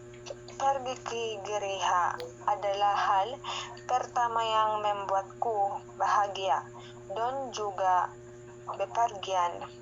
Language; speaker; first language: Indonesian; non-native, learner; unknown